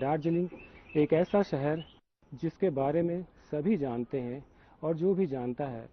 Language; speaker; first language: Hindi; native; Hindi